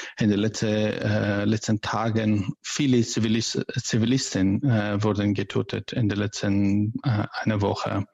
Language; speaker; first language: German; non-native, learner; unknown